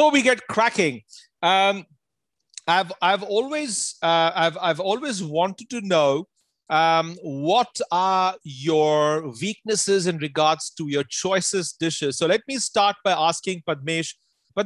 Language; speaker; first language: English; non-native, local second language; Punjabi